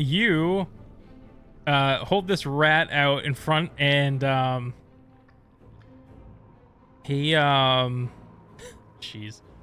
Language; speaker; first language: English; native; English